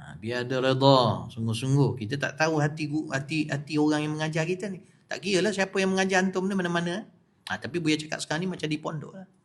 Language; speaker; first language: Malay; native; Malay